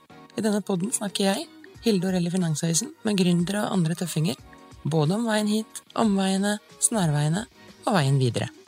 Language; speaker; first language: Norwegian; native; Norwegian